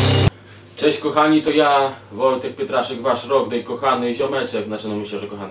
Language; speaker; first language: Polish; native; Polish